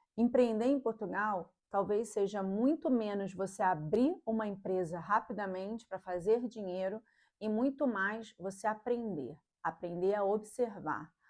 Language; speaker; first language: Portuguese; native; Portuguese